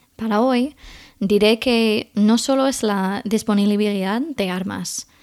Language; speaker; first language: Spanish; non-native, fluent; English